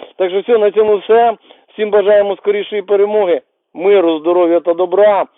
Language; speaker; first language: Ukrainian; native; Ukrainian